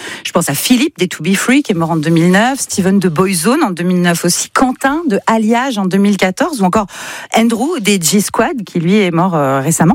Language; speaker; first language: French; native; French